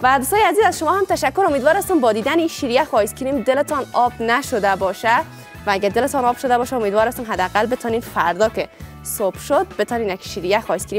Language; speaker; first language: Persian; native; Persian